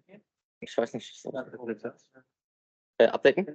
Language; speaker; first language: German; native; German